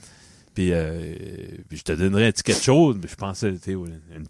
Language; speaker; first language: French; native; French